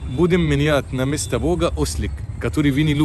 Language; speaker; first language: Russian; non-native, local second language; Arabic